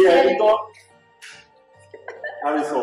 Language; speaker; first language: English; non-native, learner; Italian